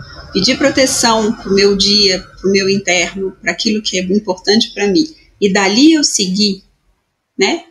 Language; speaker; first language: Portuguese; native; Portuguese